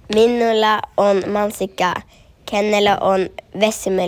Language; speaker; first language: Finnish; early bilingual, heritage; Finnish